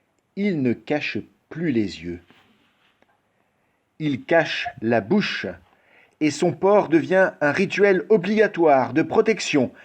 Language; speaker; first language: French; native; French